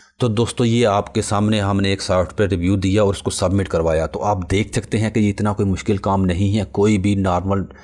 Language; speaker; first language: Urdu; non-native, local second language; Punjabi